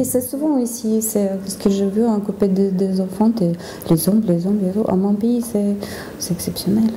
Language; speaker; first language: French; non-native, learner; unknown